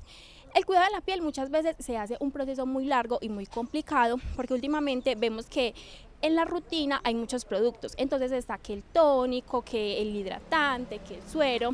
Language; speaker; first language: Spanish; native; Spanish